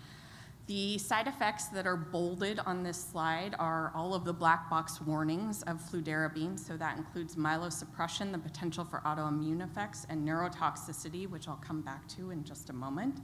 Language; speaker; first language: English; native; English